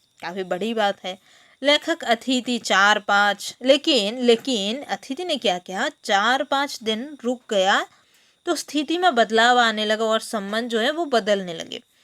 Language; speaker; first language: Hindi; non-native, local second language; Bangla